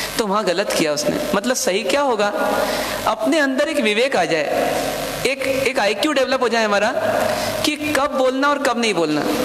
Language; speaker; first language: Hindi; non-native, local second language; Marwari